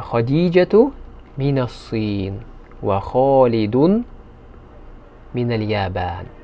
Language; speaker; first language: Arabic; non-native, fluent; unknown